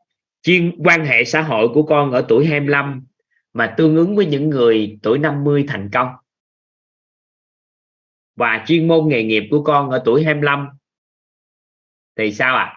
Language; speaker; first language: Vietnamese; native; Vietnamese